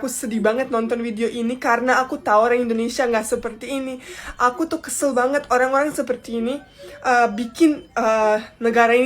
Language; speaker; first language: Indonesian; non-native, fluent; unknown